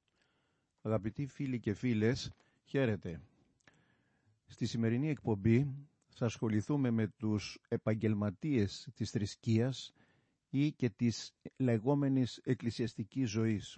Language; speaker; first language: Greek; native; Greek